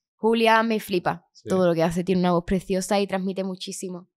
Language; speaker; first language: Spanish; native; Spanish